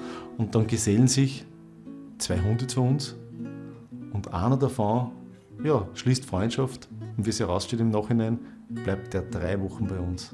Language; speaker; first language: German; native; German